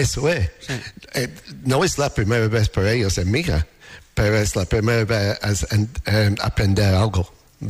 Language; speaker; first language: Spanish; non-native, learner; English